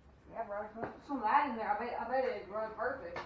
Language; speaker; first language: English; native; English